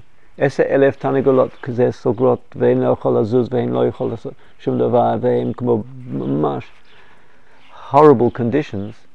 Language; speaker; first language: Hebrew; non-native, fluent; English